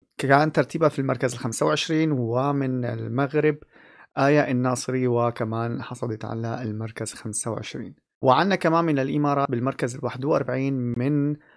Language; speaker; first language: Arabic; native; Arabic